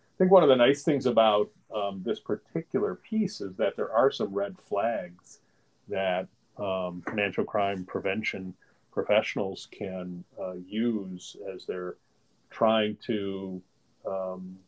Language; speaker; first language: English; native; English